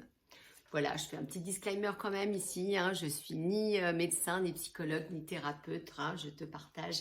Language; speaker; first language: French; native; French